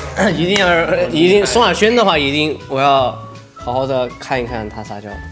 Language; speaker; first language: Chinese; native; Chinese